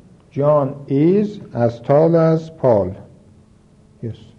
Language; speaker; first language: English; non-native, fluent; Persian